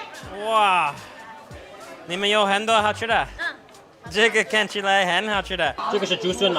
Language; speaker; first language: Chinese; non-native, learner; English